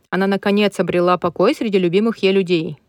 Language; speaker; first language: Russian; native; Russian